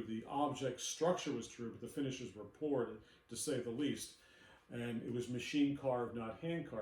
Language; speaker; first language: English; native; English